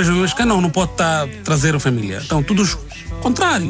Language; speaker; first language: Portuguese; non-native, learner; Bangla